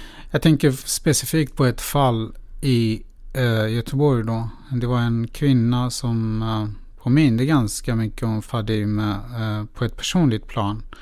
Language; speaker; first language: Swedish; non-native, fluent; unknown